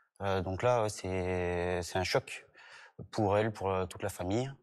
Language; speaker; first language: French; native; French